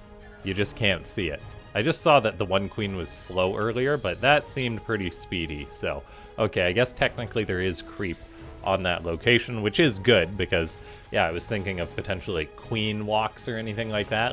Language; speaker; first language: English; native; English